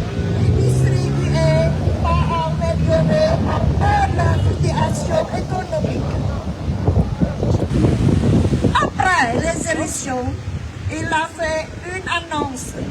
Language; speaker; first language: French; non-native, fluent; Khmer